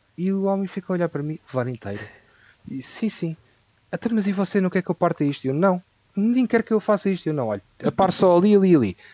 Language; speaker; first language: Portuguese; native; Portuguese